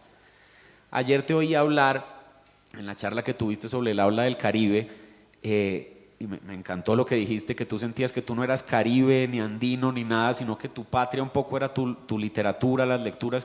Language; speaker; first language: Spanish; native; Spanish